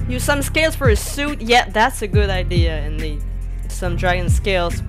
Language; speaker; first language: English; non-native, fluent; French